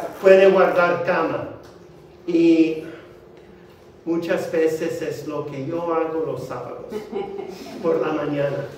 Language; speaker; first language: Spanish; non-native, fluent; English